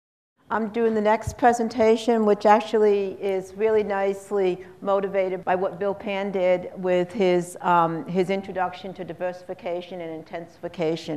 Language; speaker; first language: English; native; English